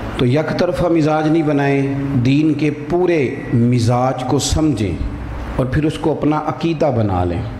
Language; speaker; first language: Urdu; non-native, local second language; Punjabi